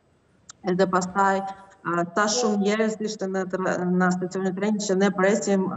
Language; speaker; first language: Albanian; non-native, learner; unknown